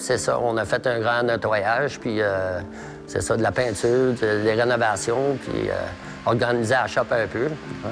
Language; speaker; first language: French; native; French